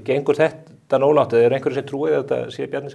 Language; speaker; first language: Icelandic; native; Icelandic